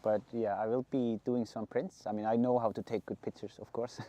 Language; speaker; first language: English; non-native, fluent; Icelandic